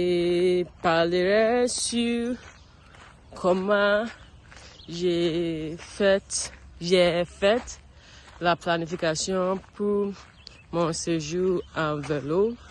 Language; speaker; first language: French; non-native, learner; English